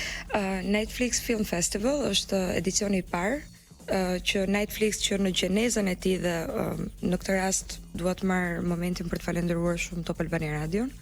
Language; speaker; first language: Albanian; native; Albanian